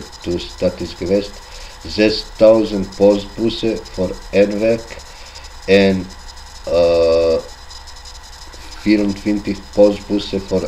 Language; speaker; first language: Dutch; non-native, local second language; Albanian